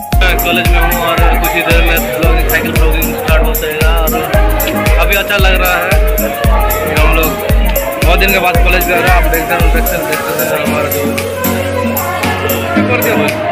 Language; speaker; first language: Hindi; non-native, local second language; Odia